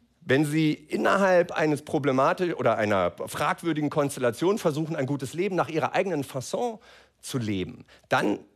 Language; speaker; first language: German; native; German